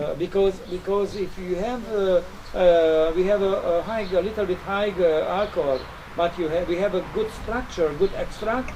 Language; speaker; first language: English; non-native, learner; Romanian